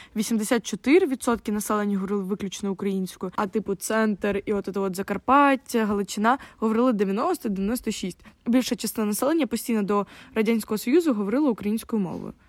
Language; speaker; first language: Ukrainian; non-native, local second language; Russian